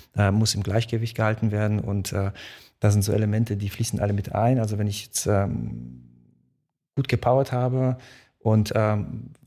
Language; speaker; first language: German; early bilingual, other home language; Polish